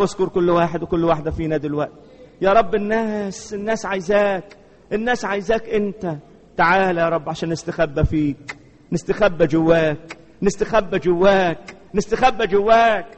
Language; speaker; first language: Arabic; native; Arabic